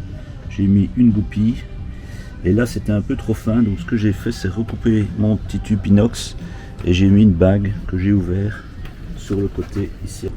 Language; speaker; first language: French; native; French